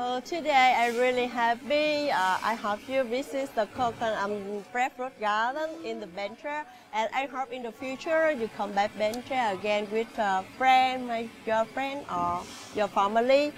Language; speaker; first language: English; non-native, learner; Vietnamese